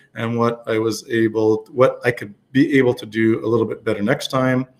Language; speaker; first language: English; native; English